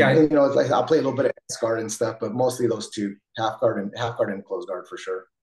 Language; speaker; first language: English; native; English